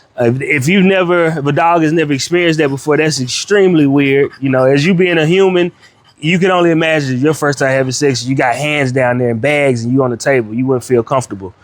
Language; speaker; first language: English; native; English